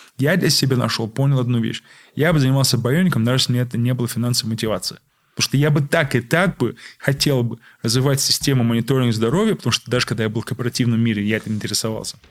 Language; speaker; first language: Russian; early bilingual, heritage; Russian